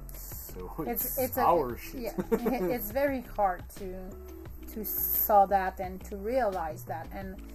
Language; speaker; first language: English; native; English